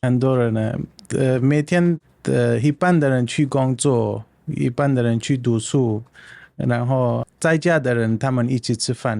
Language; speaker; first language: Chinese; non-native, learner; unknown